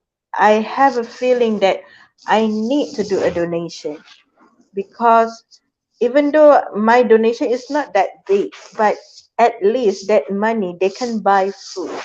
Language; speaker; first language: English; non-native, fluent; Malay